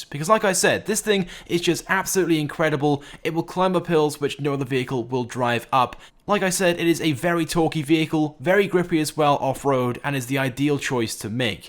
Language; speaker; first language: English; native; English